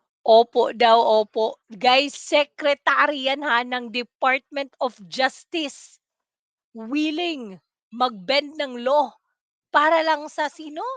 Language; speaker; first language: Filipino; non-native, local second language; Cebuano